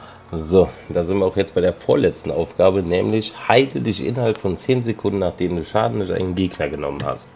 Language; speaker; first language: German; native; German